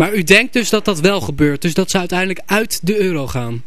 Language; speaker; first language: Dutch; native; Dutch